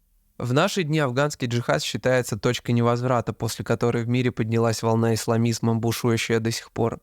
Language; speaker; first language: Russian; native; Russian